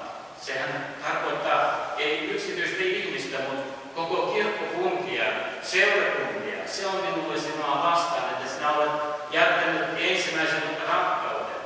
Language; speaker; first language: Finnish; early bilingual, heritage; Finnish